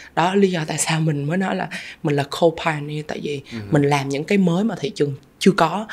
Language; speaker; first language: Vietnamese; native; Vietnamese